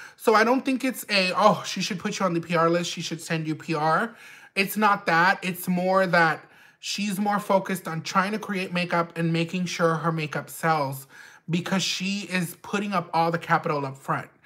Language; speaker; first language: English; early bilingual, other home language; Spanish